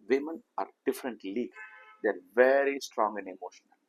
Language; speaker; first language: English; non-native, local second language; Tamil